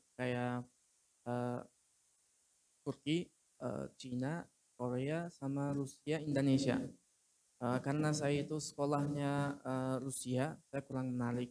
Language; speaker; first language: Indonesian; non-native, fluent; Uzbek